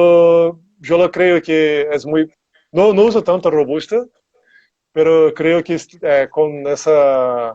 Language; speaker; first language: Spanish; non-native, learner; Portuguese